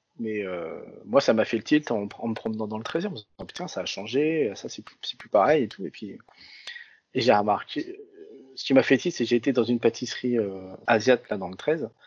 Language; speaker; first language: French; early bilingual, other home language; Vietnamese